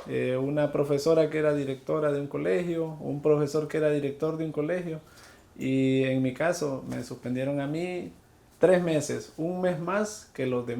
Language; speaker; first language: Spanish; native; Spanish